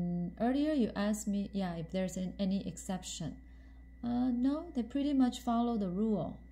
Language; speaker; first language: English; non-native, fluent; Chinese